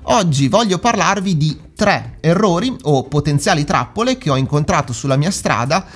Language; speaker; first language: Italian; native; Italian